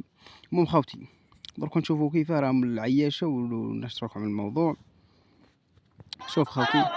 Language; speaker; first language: Arabic; native; Arabic